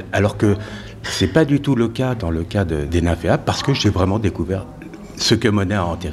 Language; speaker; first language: French; native; French